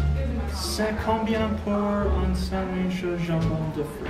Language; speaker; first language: French; non-native, learner; English